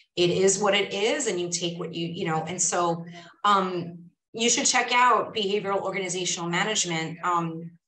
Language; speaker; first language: English; native; English